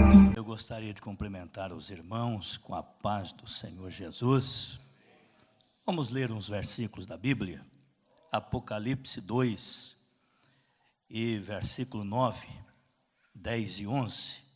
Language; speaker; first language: Portuguese; native; Portuguese